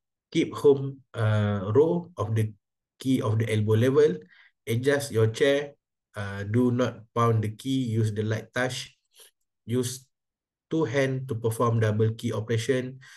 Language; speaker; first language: English; non-native, local second language; Malay